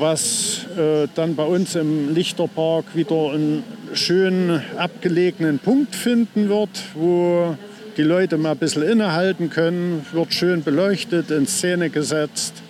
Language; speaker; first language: German; native; German